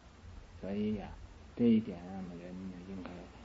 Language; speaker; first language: Chinese; native; Chinese